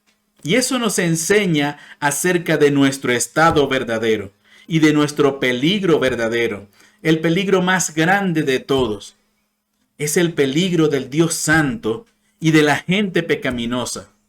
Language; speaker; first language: Spanish; non-native, fluent; English